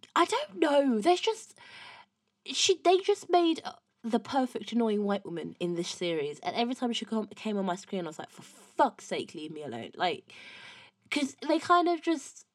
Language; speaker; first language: English; native; English